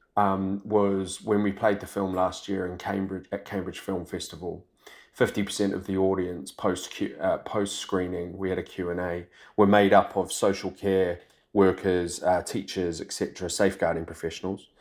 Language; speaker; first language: English; native; English